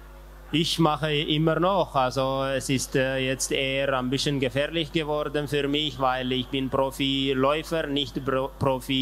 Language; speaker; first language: German; non-native, learner; Tigrinya